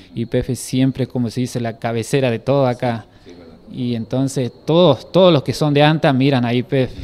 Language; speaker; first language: Spanish; native; Spanish